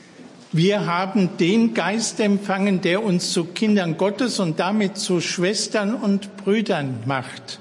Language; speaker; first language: German; native; German